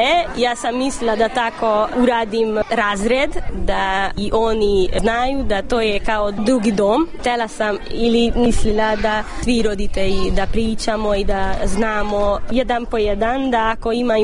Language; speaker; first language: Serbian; non-native, local second language; Hungarian